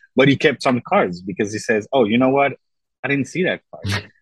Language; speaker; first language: English; non-native, fluent; French